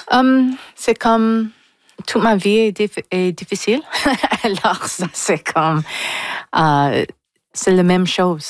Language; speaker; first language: French; non-native, local second language; English